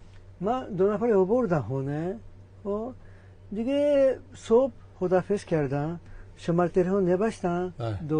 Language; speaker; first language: Persian; non-native, learner; Japanese